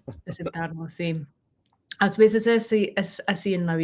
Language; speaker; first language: Spanish; non-native, learner; English